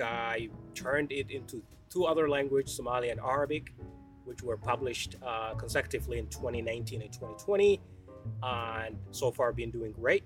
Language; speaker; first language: English; non-native, fluent; Somali